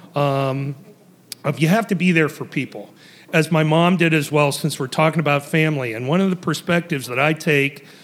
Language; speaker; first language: English; native; English